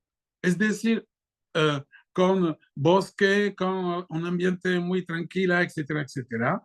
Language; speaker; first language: Spanish; non-native, fluent; French